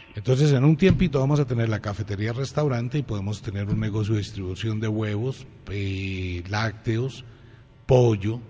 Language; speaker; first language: Spanish; native; Spanish